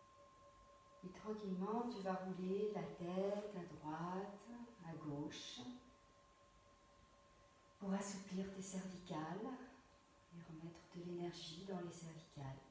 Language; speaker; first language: French; native; French